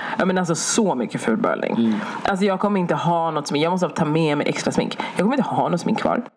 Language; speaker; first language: Swedish; early bilingual, other home language; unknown